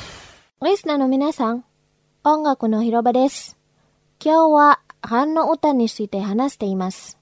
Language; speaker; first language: Japanese; non-native, fluent; Indonesian